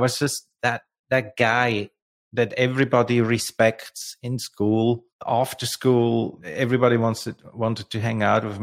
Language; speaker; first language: English; non-native, fluent; Swiss German